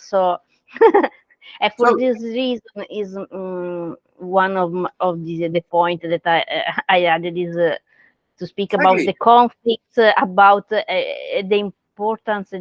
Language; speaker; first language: English; non-native, learner; Italian